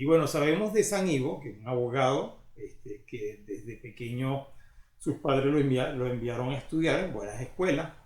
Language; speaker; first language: Spanish; native; Spanish